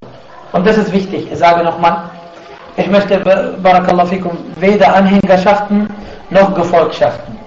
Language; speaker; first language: German; non-native, fluent; Arabic